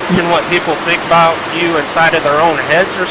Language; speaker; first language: English; native; English